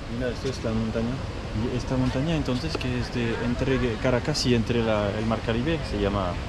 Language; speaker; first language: Spanish; non-native, fluent; French